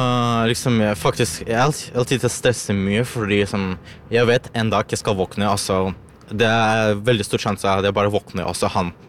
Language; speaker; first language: Norwegian; early bilingual, other home language; Ukrainian